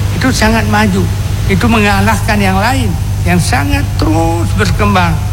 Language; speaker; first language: Indonesian; non-native, local second language; Achinese